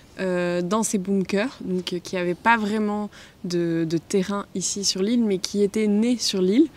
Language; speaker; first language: French; native; French